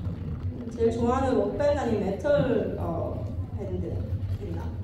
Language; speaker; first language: Korean; early bilingual, heritage; English